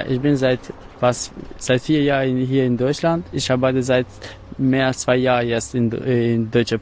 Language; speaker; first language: German; non-native, learner; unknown